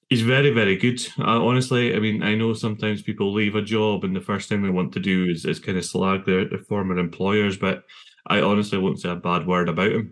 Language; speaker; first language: English; native; English